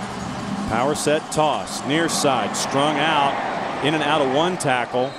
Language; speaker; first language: English; native; English